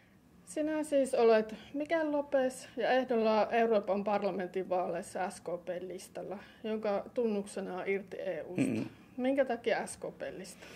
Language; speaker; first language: Finnish; native; Finnish